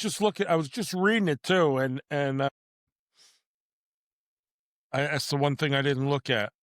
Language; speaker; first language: English; native; English